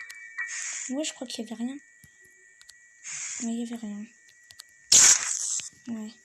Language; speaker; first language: French; native; French